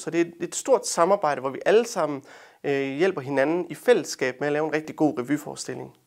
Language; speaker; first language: Danish; native; Danish